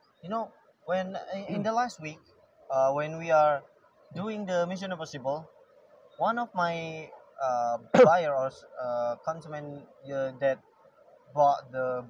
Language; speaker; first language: English; non-native, learner; Indonesian